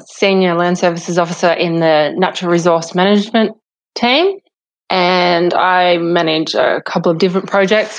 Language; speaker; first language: English; native; English